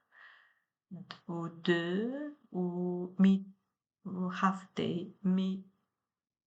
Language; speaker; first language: French; non-native, learner; Chinese